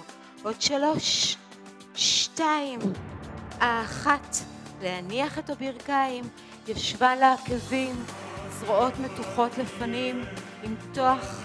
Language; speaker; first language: Hebrew; native; Hebrew